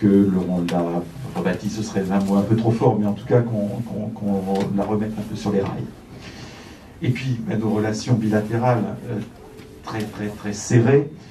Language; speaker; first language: French; native; French